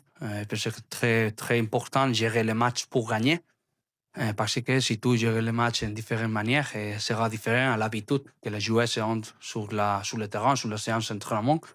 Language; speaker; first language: French; non-native, learner; Spanish